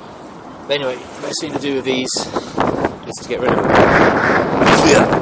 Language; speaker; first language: English; native; English